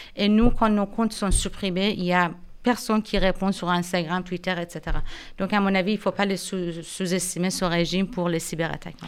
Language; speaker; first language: French; non-native, fluent; Persian